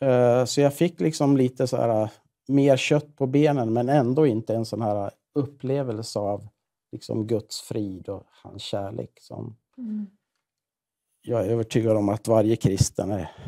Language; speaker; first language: Swedish; native; Swedish